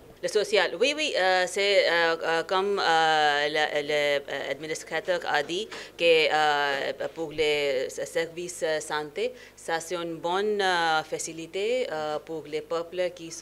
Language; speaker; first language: French; non-native, learner; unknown